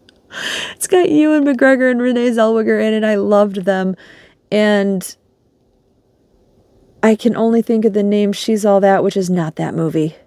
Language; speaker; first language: English; native; English